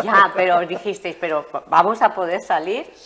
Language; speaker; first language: Spanish; native; Spanish